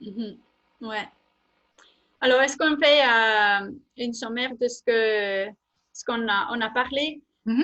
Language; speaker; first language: French; non-native, fluent; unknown